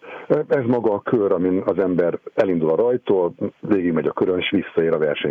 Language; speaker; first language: Hungarian; native; Hungarian